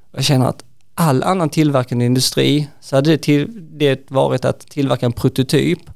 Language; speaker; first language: Swedish; native; Swedish